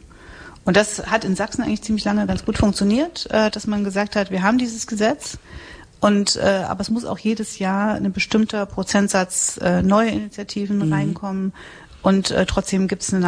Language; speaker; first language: German; native; German